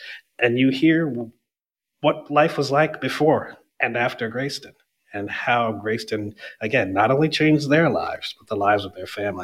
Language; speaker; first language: English; native; English